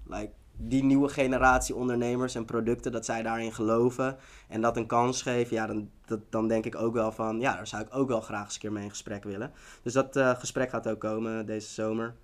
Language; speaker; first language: Dutch; early bilingual, other home language; Tigrinya